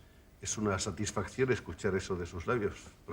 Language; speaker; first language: Spanish; native; Spanish